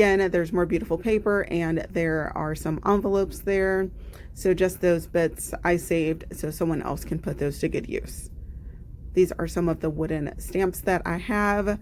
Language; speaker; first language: English; native; English